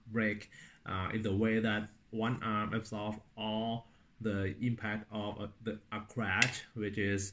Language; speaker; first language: English; non-native, fluent; Thai